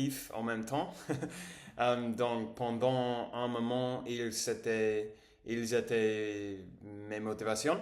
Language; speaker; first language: French; non-native, learner; English